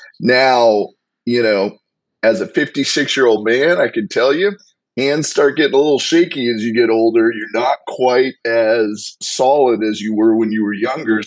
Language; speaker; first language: English; native; English